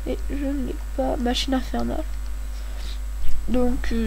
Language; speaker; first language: French; native; French